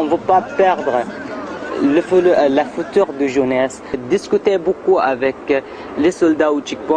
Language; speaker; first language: French; non-native, learner; Arabic